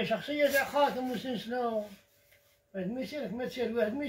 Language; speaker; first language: Arabic; native; Arabic